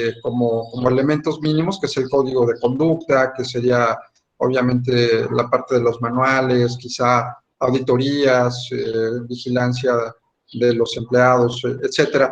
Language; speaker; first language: Spanish; native; Spanish